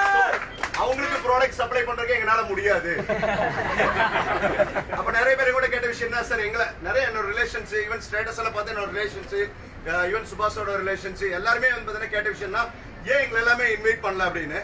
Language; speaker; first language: Tamil; native; Tamil